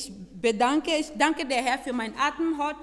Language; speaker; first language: German; non-native, fluent; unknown